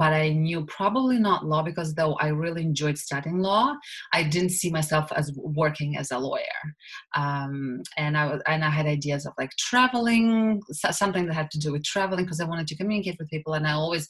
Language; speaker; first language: English; non-native, fluent; Russian